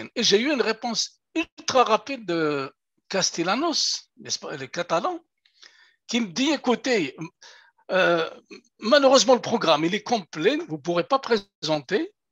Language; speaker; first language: French; non-native, local second language; Kabyle